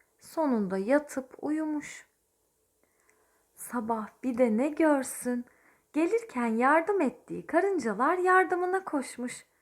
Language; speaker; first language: Turkish; native; Turkish